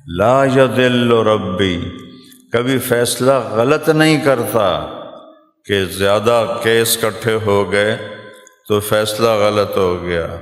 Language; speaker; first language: Urdu; non-native, local second language; Punjabi